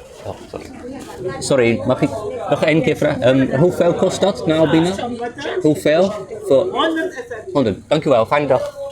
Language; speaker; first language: Dutch; non-native, learner; English